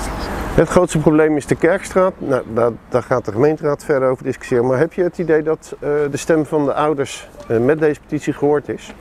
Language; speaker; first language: Dutch; native; Dutch